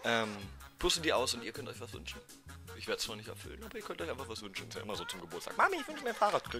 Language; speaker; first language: German; native; German